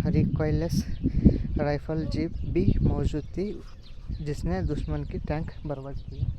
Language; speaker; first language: Hindi; non-native, local second language; Kannada